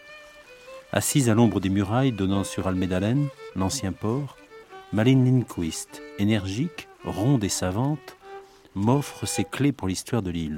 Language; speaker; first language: French; native; French